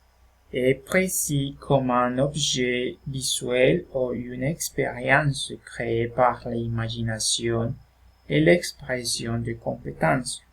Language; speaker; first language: French; non-native, fluent; Spanish